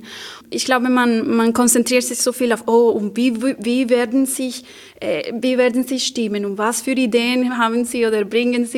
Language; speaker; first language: German; non-native, fluent; Spanish